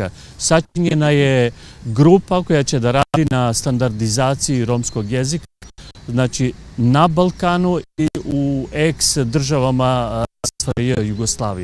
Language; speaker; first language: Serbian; non-native, local second language; Romany